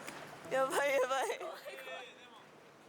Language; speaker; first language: Japanese; native; Japanese